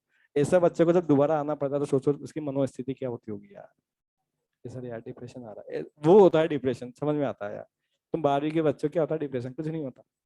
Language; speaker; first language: Hindi; native; Hindi